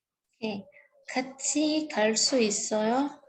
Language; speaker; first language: Korean; non-native, learner; Arabic